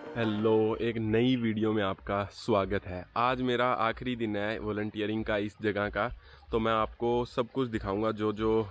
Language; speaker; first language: Hindi; native; Hindi